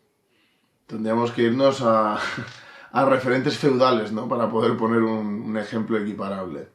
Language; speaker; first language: Spanish; native; Spanish